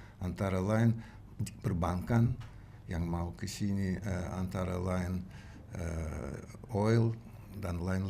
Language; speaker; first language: Indonesian; non-native, learner; Russian